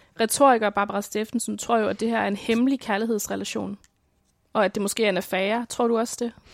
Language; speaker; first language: Danish; native; Danish